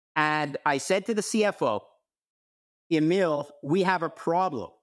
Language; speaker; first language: English; native; English